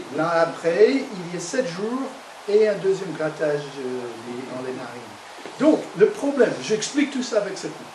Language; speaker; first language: French; non-native, fluent; English